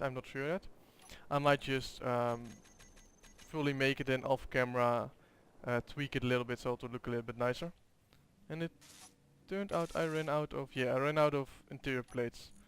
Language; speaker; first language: English; non-native, fluent; Dutch